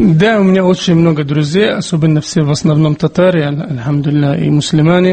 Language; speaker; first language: Russian; non-native, fluent; Arabic